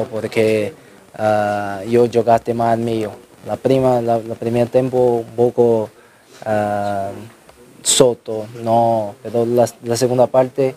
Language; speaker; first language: Italian; non-native, learner; Portuguese